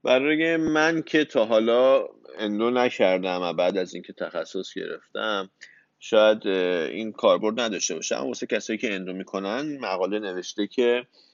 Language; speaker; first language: Persian; native; Persian